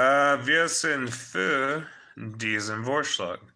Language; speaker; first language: German; non-native, fluent; English